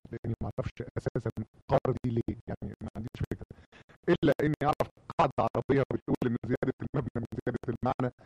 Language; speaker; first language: Egyptian Arabic; native; Egyptian Arabic